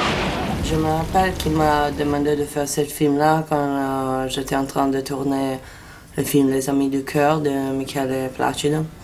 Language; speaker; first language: French; non-native, fluent; Italian